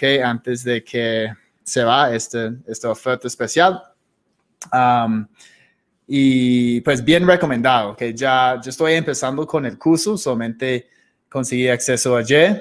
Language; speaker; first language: Spanish; non-native, fluent; English